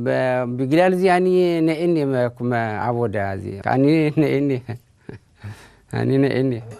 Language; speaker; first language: Hebrew; non-native, fluent; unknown